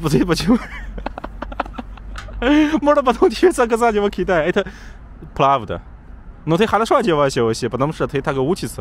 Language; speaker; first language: Russian; non-native, learner; Chinese